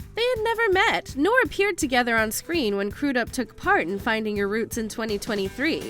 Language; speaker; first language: English; native; English